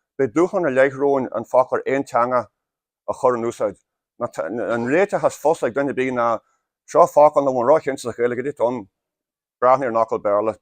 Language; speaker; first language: Irish; native; Irish